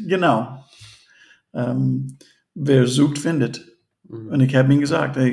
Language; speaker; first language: German; non-native, fluent; English